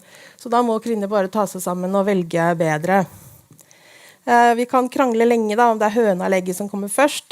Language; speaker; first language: Norwegian; native; Norwegian